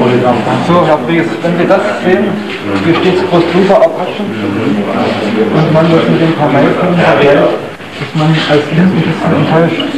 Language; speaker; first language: German; native; German